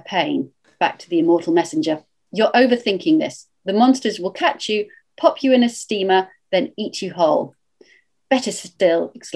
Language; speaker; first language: English; native; English